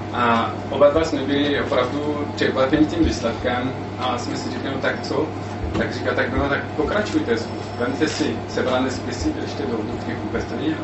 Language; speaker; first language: Czech; non-native, fluent; French